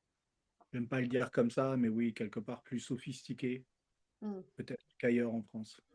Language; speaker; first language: French; early bilingual, other home language; Spanish